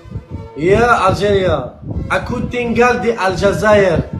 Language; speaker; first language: Indonesian; non-native, learner; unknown